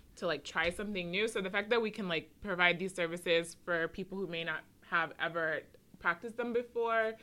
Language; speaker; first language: English; native; English